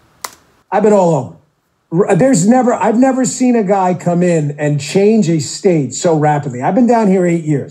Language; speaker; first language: English; native; English